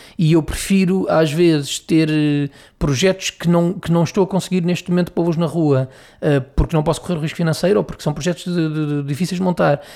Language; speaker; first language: Portuguese; native; Portuguese